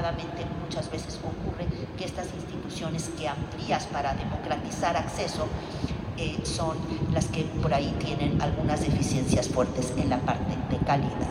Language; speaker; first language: Spanish; native; Spanish